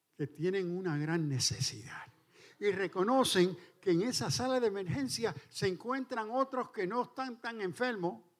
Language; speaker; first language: Spanish; early bilingual, heritage; Spanish